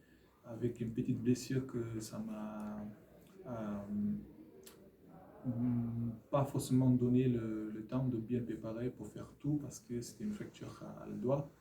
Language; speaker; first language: French; non-native, learner; Fijian